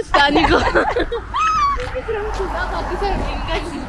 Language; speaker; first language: Korean; non-native, fluent; Arabic